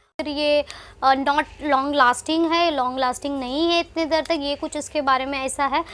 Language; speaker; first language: Hindi; non-native, local second language; Tamil